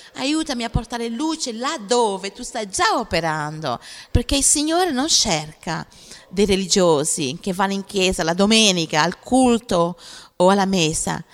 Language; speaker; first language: Italian; non-native, fluent; Portuguese